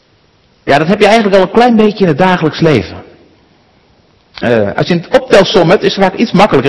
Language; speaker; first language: Dutch; native; Dutch